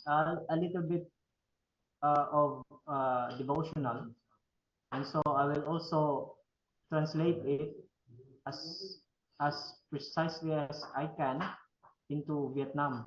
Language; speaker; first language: English; non-native, fluent; Filipino